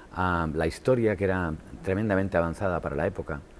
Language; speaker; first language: Spanish; native; Spanish